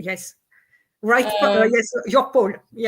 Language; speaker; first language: English; non-native, fluent; French